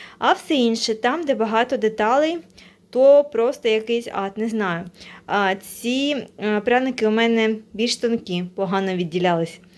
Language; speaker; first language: Ukrainian; non-native, local second language; Russian